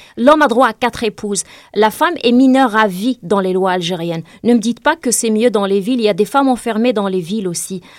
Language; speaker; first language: French; non-native, local second language; Kabyle